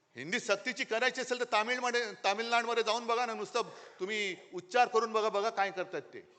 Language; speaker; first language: Marathi; native; Marathi